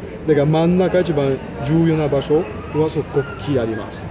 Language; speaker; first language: Japanese; non-native, fluent; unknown